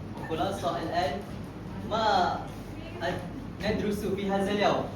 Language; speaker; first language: Arabic; non-native, learner; Malay